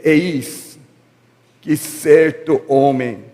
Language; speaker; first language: Portuguese; non-native, learner; Korean